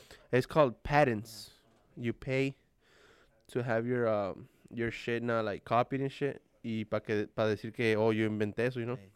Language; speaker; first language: English; early bilingual, other home language; Spanish